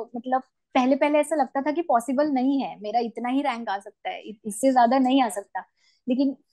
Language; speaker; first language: Hindi; non-native, local second language; Marathi